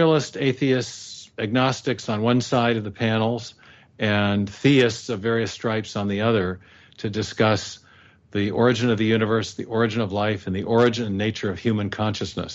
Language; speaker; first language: English; native; English